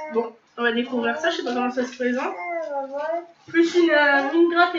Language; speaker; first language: French; native; French